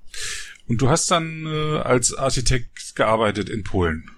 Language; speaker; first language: German; native; German